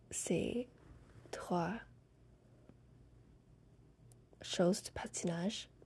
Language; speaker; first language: French; non-native, fluent; English